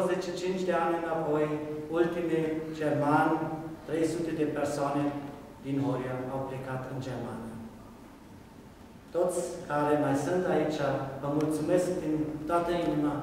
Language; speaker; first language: Romanian; non-native, local second language; German